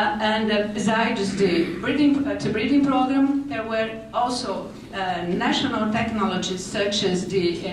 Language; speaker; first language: English; non-native, fluent; Portuguese